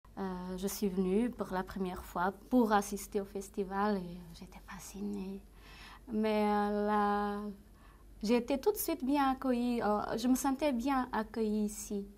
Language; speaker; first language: French; non-native, fluent; Portuguese